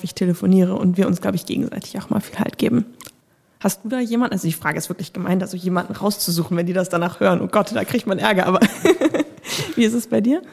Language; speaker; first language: German; native; German